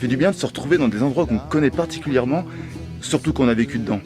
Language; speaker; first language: French; native; French